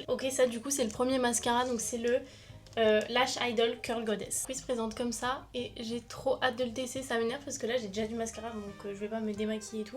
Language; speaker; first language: French; native; French